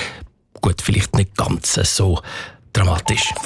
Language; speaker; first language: German; native; German